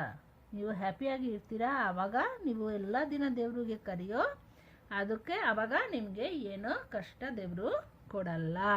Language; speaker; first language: Kannada; non-native, local second language; Hindi